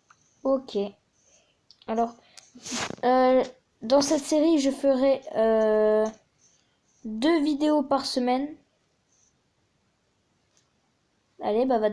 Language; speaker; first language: French; native; French